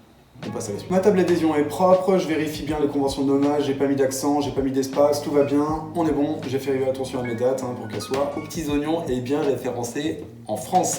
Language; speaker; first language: French; native; French